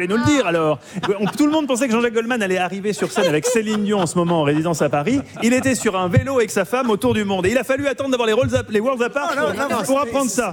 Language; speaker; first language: French; native; French